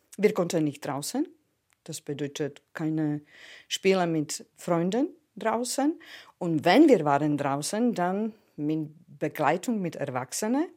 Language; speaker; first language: German; non-native, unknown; Slovak